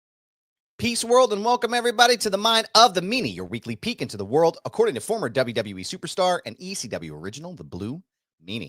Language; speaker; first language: English; native; English